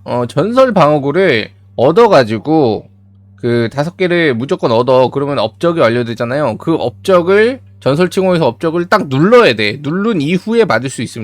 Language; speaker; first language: Korean; native; Korean